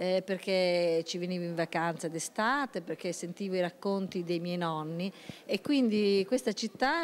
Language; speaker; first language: Italian; native; Italian